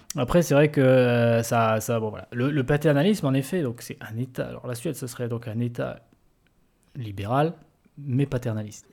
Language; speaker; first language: French; native; French